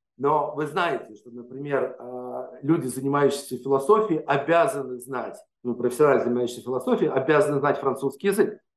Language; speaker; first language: Russian; native; Russian